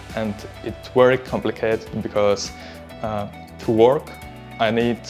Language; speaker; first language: English; non-native, learner; Russian